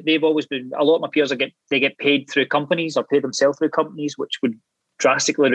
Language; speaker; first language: English; native; English